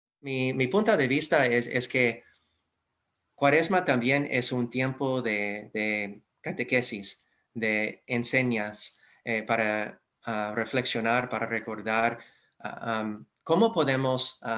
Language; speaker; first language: Spanish; non-native, fluent; English